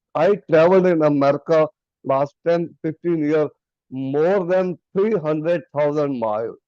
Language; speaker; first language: English; non-native, local second language; Punjabi